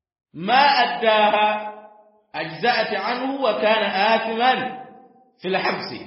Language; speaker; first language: Arabic; non-native, fluent; Swahili